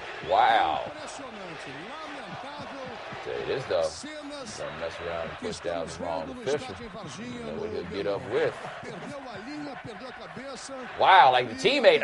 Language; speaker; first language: English; native; English